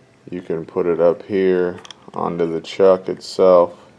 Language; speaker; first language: English; native; English